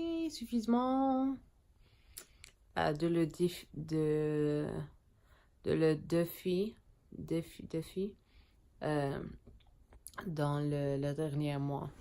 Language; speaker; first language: French; non-native, learner; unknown